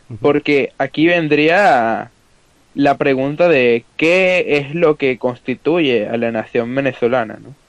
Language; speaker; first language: Spanish; native; Spanish